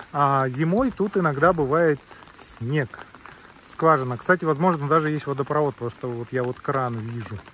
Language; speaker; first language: Russian; native; Russian